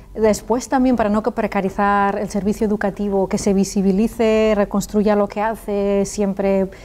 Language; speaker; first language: Spanish; native; Spanish